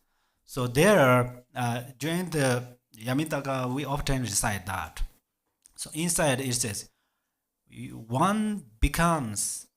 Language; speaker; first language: English; non-native, learner; Tibetan